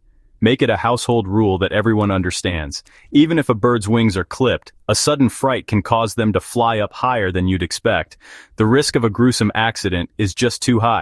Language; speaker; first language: English; native; English